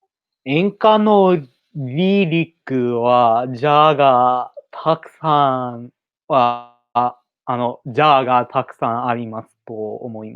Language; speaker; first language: Japanese; non-native, learner; English